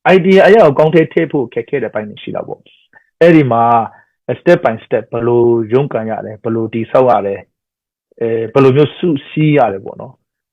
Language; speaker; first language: Burmese; non-native, local second language; Hakha Chin